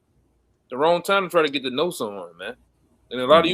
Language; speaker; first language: English; native; English